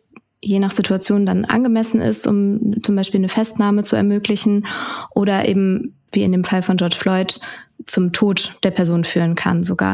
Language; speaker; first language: German; native; German